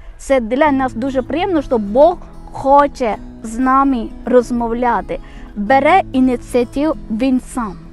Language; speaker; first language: Ukrainian; non-native, fluent; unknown